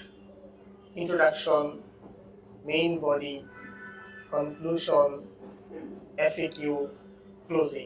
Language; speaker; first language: English; non-native, learner; Bangla